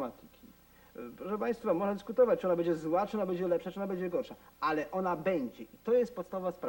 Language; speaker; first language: Polish; non-native, local second language; Rusyn